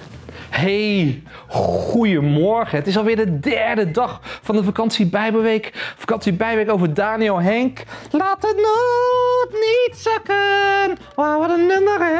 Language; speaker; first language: Dutch; native; Dutch